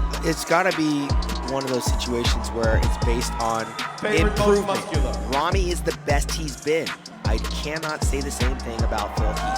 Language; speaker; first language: English; native; English